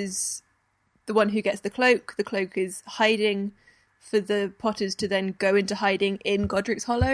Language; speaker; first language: English; native; English